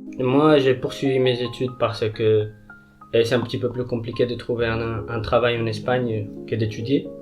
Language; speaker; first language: French; non-native, fluent; Spanish